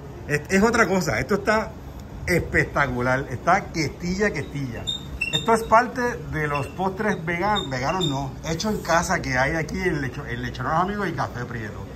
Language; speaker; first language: Spanish; native; Spanish